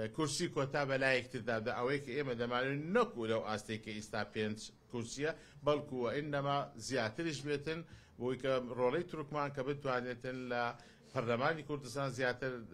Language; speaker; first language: Central Kurdish; non-native, local second language; Azerbaijani